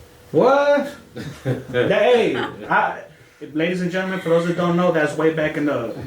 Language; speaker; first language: English; native; English